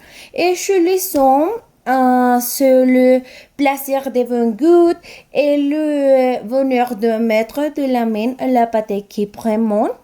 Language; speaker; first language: French; non-native, learner; Spanish